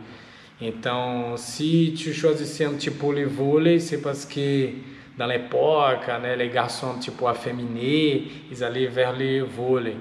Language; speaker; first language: French; non-native, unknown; Portuguese